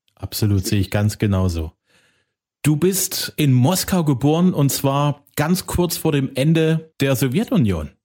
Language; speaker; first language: German; native; German